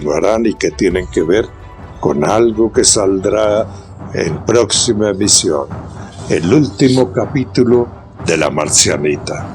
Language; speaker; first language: Spanish; native; Spanish